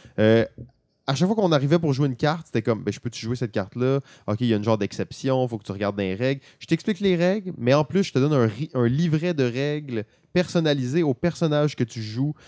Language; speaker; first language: French; native; French